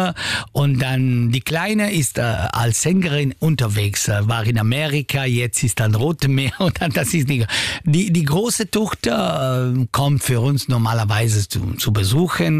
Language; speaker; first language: German; non-native, learner; Italian